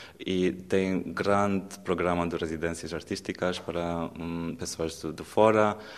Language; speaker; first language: Portuguese; non-native, fluent; Romanian